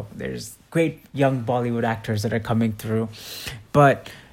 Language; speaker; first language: English; non-native, local second language; Hindi